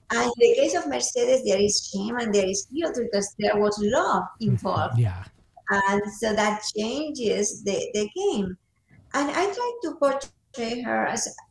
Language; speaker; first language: English; non-native, fluent; Spanish